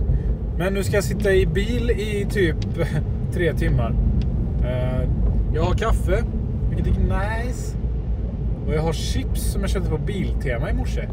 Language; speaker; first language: Swedish; native; Swedish